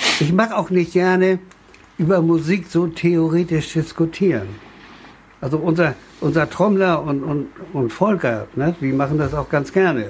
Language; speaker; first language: German; native; German